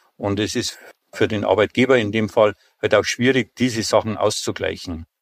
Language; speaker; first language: German; native; German